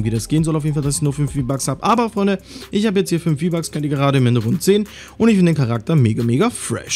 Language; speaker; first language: German; native; German